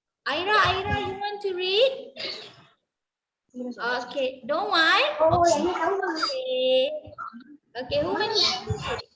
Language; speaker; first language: English; non-native, local second language; Malay